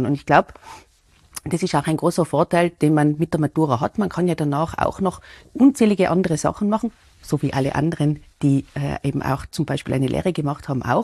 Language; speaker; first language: German; native; German